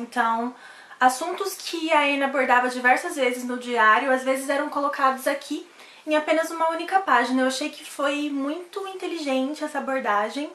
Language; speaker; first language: Portuguese; native; Portuguese